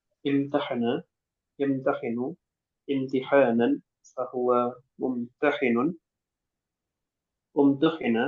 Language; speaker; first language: Arabic; non-native, learner; Indonesian